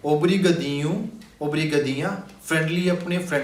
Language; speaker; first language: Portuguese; non-native, learner; Hindi